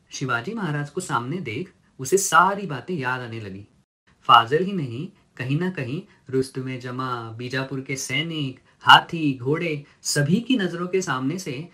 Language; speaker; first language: Hindi; non-native, local second language; Marathi